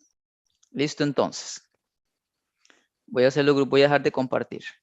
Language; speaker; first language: Spanish; native; Spanish